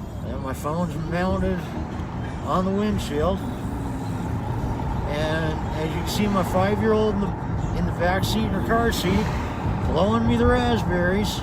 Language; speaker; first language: English; native; English